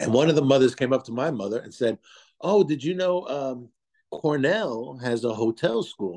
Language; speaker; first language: English; native; English